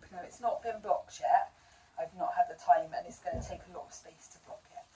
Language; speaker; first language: English; native; English